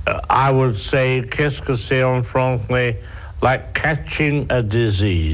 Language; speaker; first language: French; non-native, learner; English